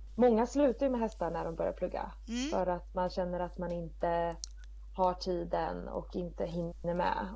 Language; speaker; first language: Swedish; native; Swedish